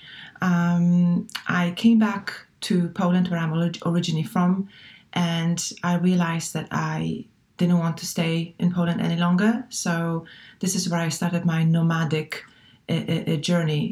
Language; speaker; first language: English; non-native, fluent; Polish